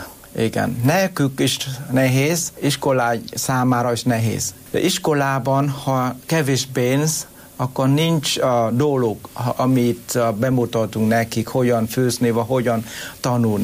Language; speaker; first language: Hungarian; non-native, learner; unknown